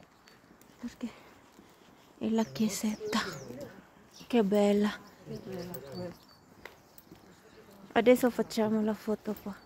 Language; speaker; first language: Italian; non-native, fluent; Filipino